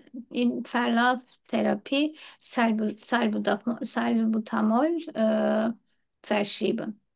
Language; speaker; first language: German; non-native, learner; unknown